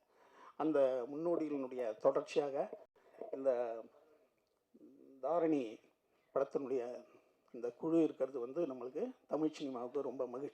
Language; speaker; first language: Tamil; native; Tamil